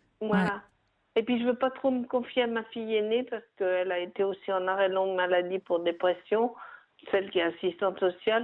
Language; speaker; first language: French; native; French